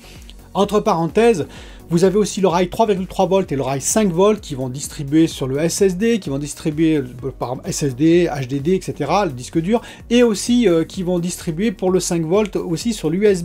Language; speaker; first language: French; native; French